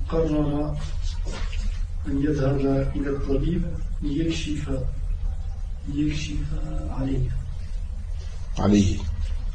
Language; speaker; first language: Arabic; non-native, learner; French